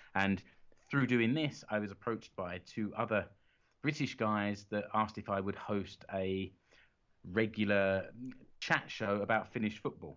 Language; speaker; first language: English; native; English